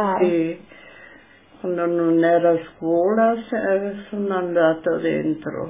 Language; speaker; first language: Italian; non-native, local second language; German